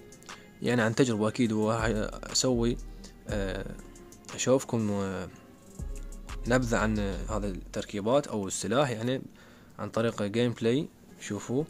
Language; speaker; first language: Arabic; native; Arabic